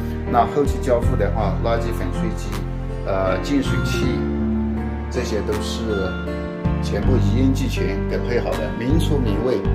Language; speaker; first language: Chinese; native; Chinese